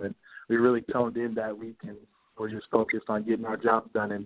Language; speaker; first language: English; native; English